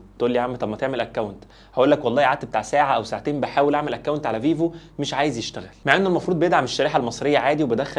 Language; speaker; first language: Arabic; native; Arabic